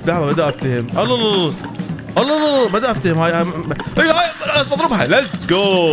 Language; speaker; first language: Arabic; native; Arabic